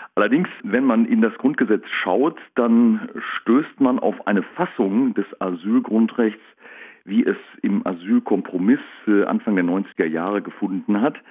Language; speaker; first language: German; native; German